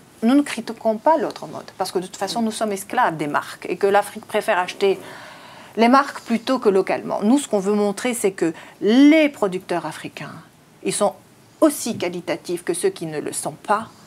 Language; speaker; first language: French; native; French